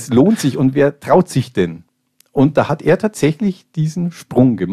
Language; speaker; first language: German; native; German